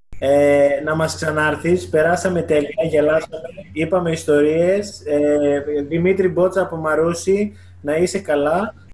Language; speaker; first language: Greek; native; Greek